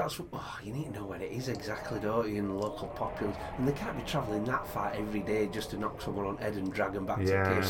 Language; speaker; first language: English; native; English